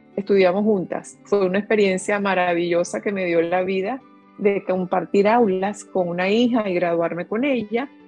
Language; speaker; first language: Spanish; native; Spanish